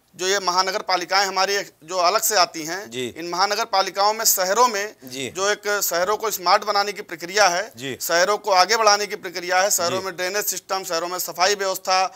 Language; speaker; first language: Hindi; native; Hindi